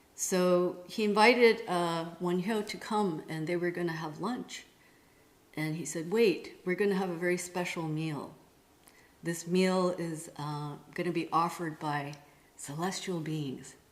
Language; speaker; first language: English; non-native, fluent; Korean